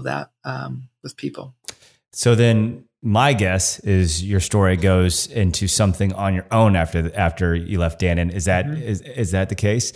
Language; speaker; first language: English; native; English